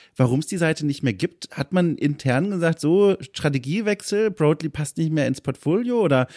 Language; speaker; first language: German; native; German